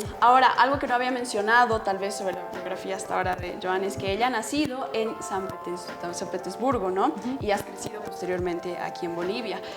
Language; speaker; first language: Spanish; native; Spanish